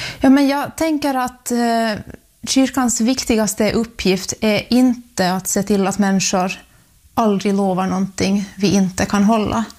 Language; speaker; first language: Swedish; native; Swedish